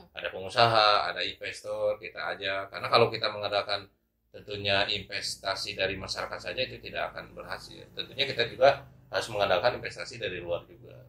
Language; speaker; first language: Indonesian; non-native, local second language; Sundanese